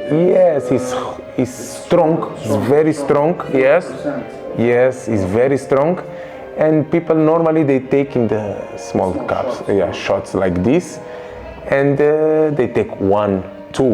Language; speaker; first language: English; non-native, local second language; Kabuverdianu